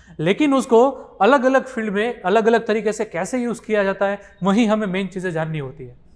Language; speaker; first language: Hindi; non-native, local second language; Gujarati